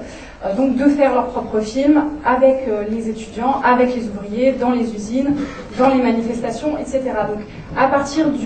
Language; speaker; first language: French; native; French